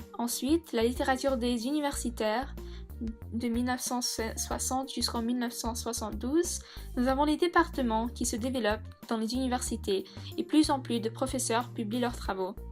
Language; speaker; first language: French; native; French